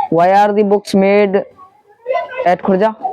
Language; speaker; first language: English; non-native, learner; Hindi